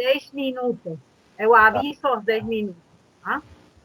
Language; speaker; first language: Portuguese; non-native, learner; Spanish